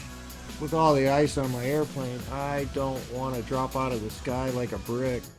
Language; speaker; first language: English; native; English